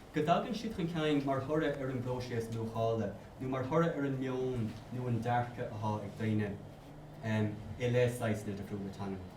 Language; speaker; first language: Irish; native; Irish